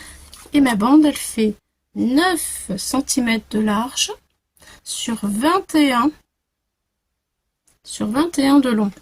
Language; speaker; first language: French; native; French